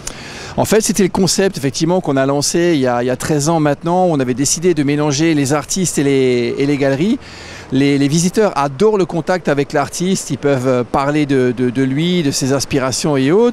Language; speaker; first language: French; native; French